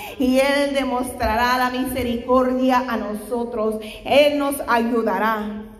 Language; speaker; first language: Spanish; non-native, fluent; English